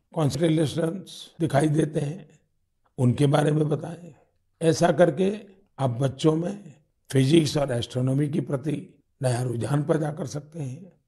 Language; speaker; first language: Hindi; non-native, local second language; Gujarati